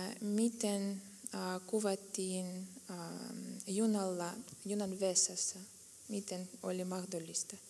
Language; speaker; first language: Finnish; non-native, fluent; Russian